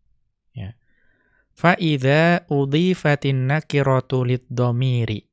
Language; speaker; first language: Arabic; non-native, fluent; Indonesian